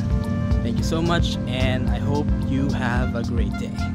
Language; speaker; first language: English; non-native, local second language; Filipino